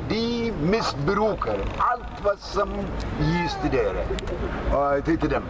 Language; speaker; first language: Norwegian; non-native, fluent; Oromo